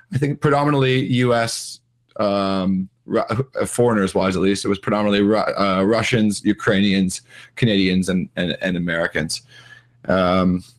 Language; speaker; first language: English; native; English